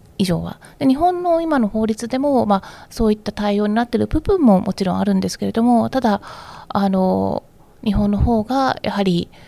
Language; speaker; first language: Japanese; native; Japanese